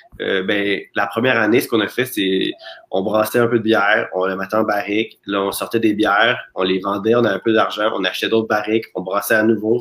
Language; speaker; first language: French; native; French